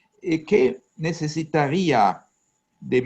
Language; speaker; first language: Portuguese; non-native, learner; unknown